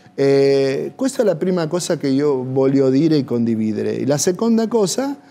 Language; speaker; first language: Italian; non-native, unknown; Spanish